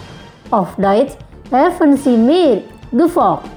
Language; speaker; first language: German; non-native, fluent; Indonesian